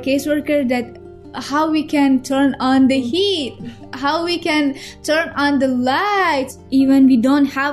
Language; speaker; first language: English; non-native, fluent; Persian